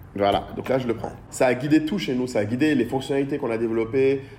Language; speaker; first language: French; non-native, local second language; Bambara